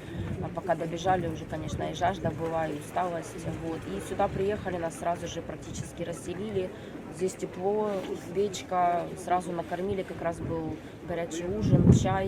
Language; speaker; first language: Russian; native; Russian